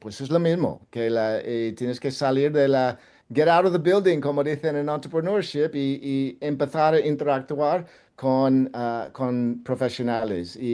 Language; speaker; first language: Spanish; non-native, fluent; English